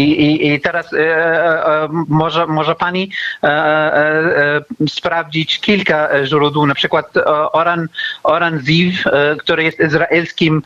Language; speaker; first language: Polish; non-native, fluent; Arabic